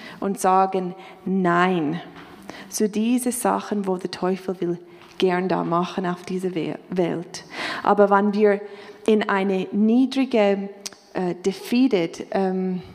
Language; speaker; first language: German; non-native, fluent; English